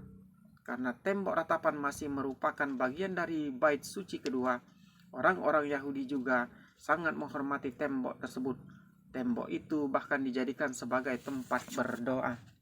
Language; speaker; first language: Indonesian; native; Indonesian